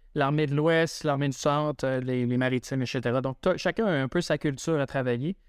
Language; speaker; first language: French; native; French